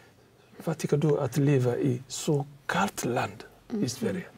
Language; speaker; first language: Swedish; non-native, learner; Somali